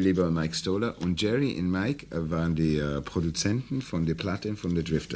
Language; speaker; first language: German; non-native, learner; English